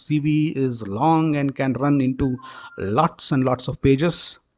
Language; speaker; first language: English; non-native, local second language; Marathi